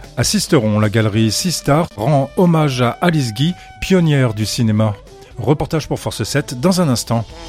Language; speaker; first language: French; native; French